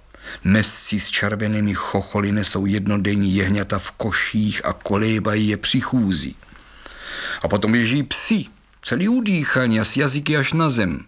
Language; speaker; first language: Czech; native; Czech